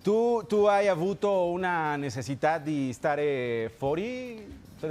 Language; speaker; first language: Italian; non-native, learner; Spanish